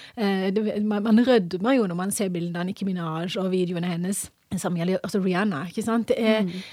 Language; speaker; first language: Norwegian; early bilingual, other home language; English